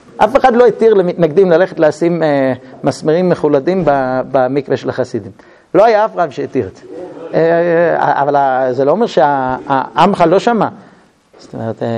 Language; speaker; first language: Hebrew; non-native, fluent; English